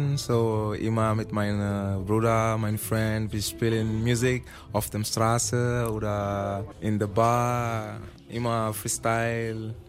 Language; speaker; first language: German; non-native, learner; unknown